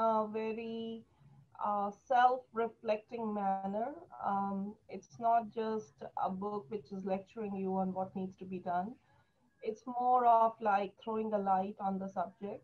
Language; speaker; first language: English; non-native, local second language; Hindi